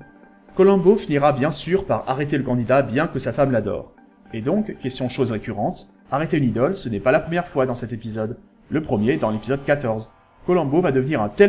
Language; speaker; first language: French; native; French